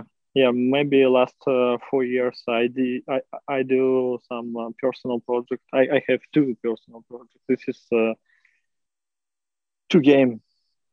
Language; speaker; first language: English; non-native, learner; Russian